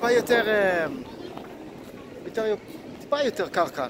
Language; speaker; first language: Hebrew; non-native, fluent; Japanese